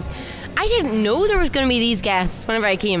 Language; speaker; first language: English; native; English